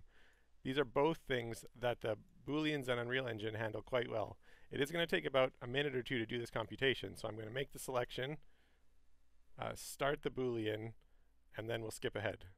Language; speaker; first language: English; native; English